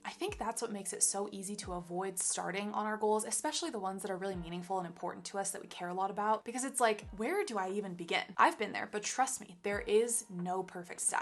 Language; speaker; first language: English; native; English